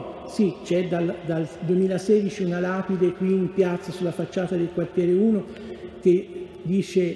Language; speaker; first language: Italian; native; Italian